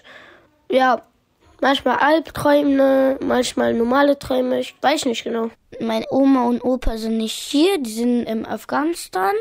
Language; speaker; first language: German; early bilingual, other home language; Pashto